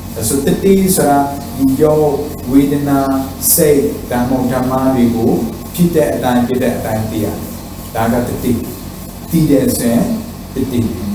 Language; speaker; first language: Burmese; non-native, fluent; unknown